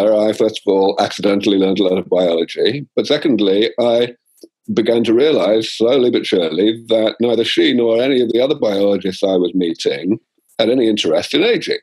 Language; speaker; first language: English; native; English